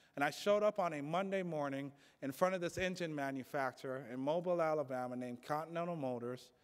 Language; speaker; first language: English; native; English